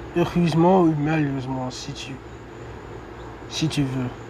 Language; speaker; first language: French; non-native, learner; English